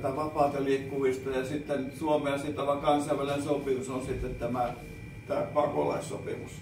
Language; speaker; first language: Finnish; native; Finnish